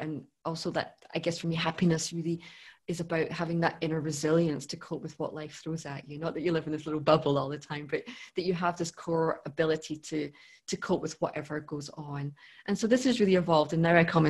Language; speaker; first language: English; native; English